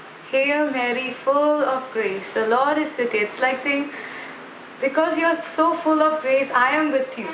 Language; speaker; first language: English; non-native, local second language; Malayalam